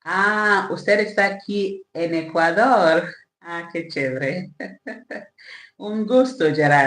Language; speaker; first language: Spanish; non-native, learner; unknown